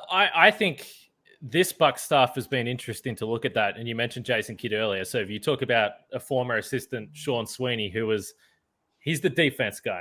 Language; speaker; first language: English; native; English